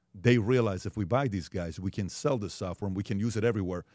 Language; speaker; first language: English; early bilingual, other home language; Persian